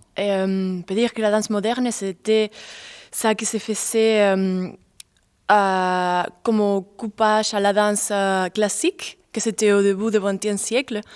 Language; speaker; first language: French; non-native, fluent; Spanish